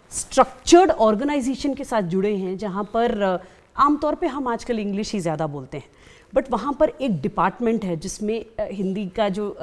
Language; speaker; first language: Hindi; native; Hindi